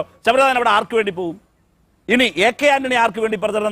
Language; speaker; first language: Malayalam; native; Malayalam